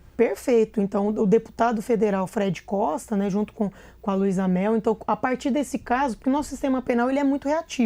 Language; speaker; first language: Portuguese; native; Portuguese